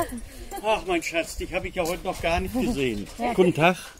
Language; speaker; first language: German; native; German